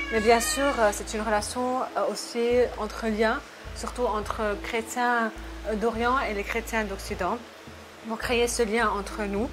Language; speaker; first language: French; non-native, local second language; Arabic